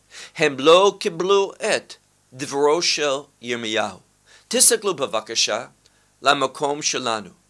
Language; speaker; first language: Hebrew; non-native, fluent; English